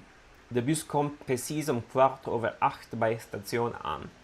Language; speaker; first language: Dutch; non-native, learner; Italian